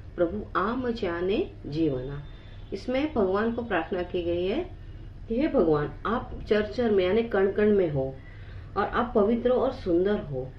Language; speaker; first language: Hindi; non-native, local second language; Marathi